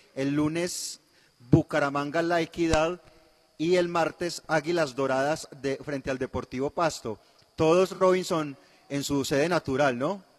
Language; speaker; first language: Spanish; native; Spanish